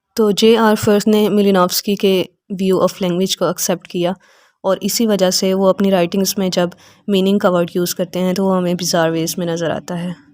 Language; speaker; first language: Urdu; native; Urdu